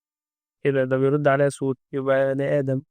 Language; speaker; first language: Arabic; native; Arabic